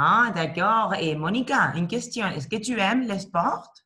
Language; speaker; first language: French; non-native, learner; Spanish